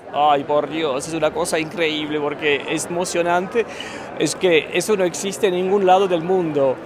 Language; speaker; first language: Spanish; non-native, fluent; Swiss German